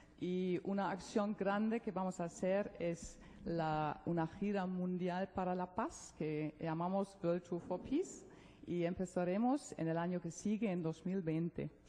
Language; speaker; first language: Spanish; non-native, fluent; German